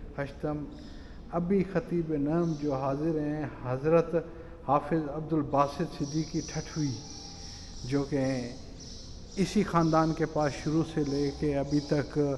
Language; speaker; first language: Urdu; non-native, local second language; Sindhi